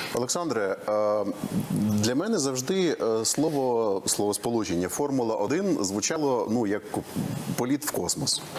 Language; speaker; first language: Ukrainian; native; Ukrainian